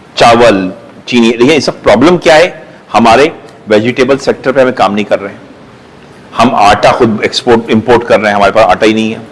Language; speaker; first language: Urdu; native; Urdu